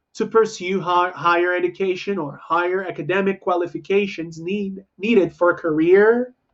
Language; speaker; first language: English; non-native, fluent; Portuguese